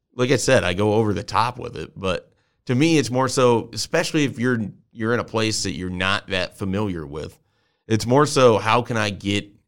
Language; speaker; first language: English; native; English